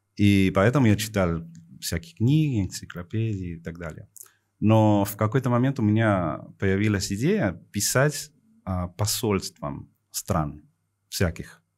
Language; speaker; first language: Russian; non-native, fluent; Spanish